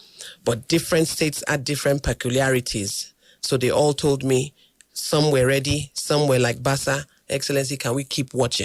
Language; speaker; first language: English; non-native, local second language; Yoruba